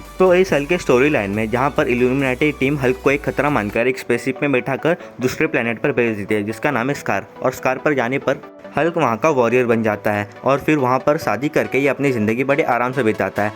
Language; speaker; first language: Hindi; native; Hindi